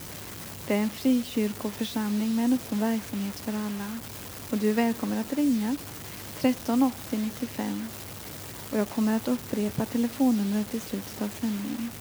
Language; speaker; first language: Swedish; native; Swedish